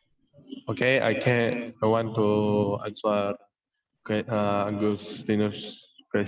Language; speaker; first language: English; non-native, learner; Indonesian